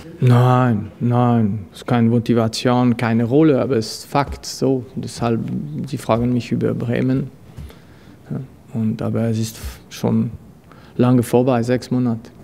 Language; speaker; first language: German; non-native, fluent; French